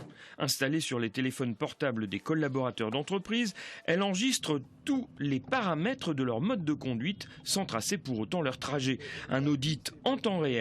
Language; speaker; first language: French; native; French